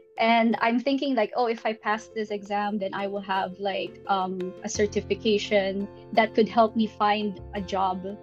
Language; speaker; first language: English; non-native, local second language; Filipino